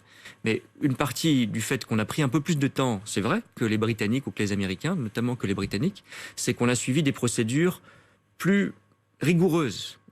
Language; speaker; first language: French; native; French